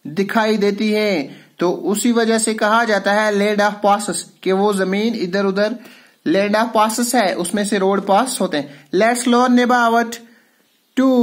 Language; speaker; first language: Urdu; non-native, local second language; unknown